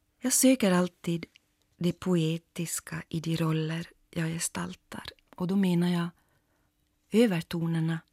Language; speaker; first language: Swedish; native; Swedish